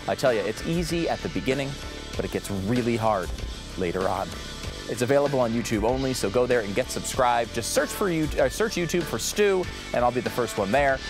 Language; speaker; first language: English; native; English